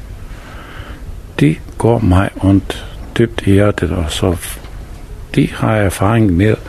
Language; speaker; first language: Danish; non-native, fluent; Bosnian